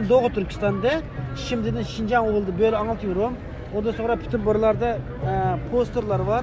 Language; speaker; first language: Turkish; non-native, learner; Uyghur